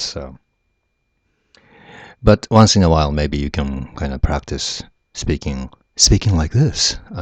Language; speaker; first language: English; non-native, fluent; Japanese